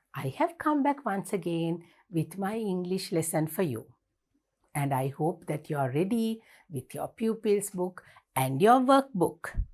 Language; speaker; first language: English; non-native, local second language; Sinhala